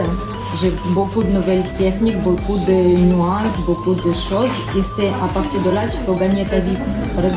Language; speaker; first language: French; non-native, learner; Russian